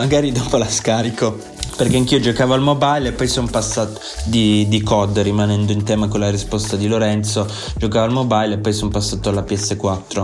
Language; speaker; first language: Italian; native; Italian